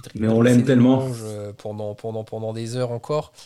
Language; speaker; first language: French; native; French